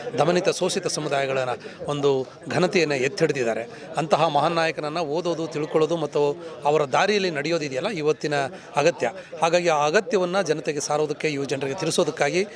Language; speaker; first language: Kannada; non-native, local second language; Lambadi